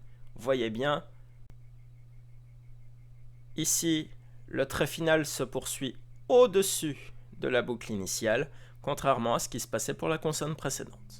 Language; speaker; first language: French; native; French